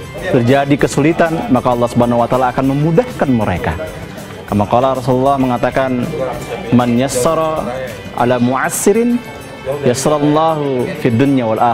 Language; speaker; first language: Indonesian; native; Indonesian